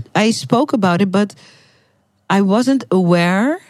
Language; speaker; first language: English; non-native, fluent; Dutch